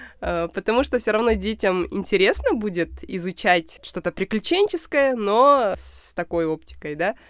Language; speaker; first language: Russian; non-native, local second language; Kazakh